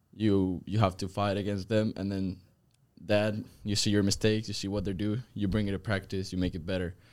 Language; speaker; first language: English; non-native, fluent; Spanish